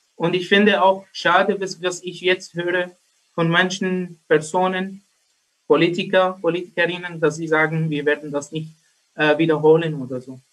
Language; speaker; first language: German; non-native, learner; Arabic